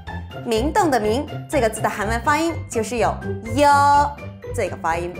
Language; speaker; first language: Chinese; non-native, fluent; Korean